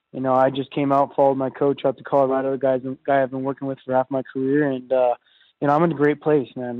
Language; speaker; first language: English; native; English